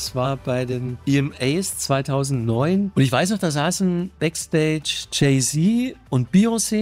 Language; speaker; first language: German; native; German